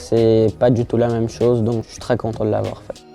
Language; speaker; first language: French; early bilingual, heritage; French